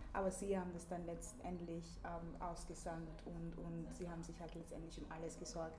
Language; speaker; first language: German; early bilingual, other home language; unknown